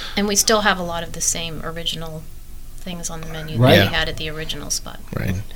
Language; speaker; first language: English; native; English